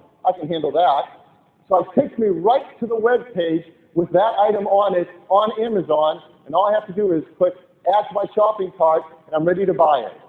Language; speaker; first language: English; native; English